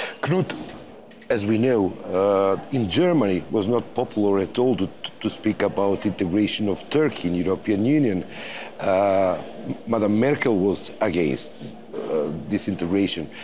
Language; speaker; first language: English; non-native, fluent; Macedonian